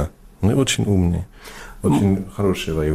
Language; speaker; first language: Russian; non-native, fluent; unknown